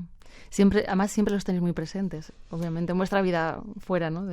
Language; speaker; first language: Spanish; native; Spanish